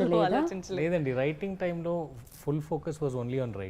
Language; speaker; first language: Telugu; non-native, learner; Tamil